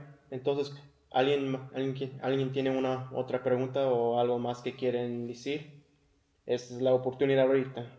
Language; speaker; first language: Spanish; early bilingual, heritage; English